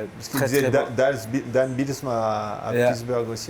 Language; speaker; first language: French; native; French